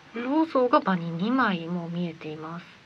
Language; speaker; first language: Japanese; native; Japanese